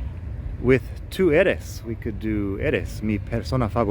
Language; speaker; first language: Spanish; non-native, fluent; English